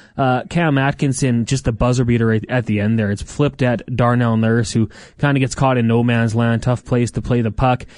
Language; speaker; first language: English; native; English